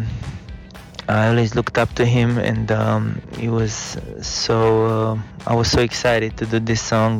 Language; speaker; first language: English; non-native, fluent; Romanian